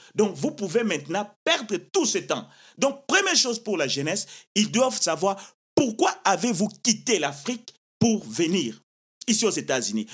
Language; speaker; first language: French; non-native, local second language; Lingala